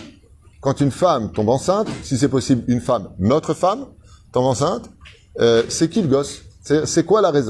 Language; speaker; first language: French; native; French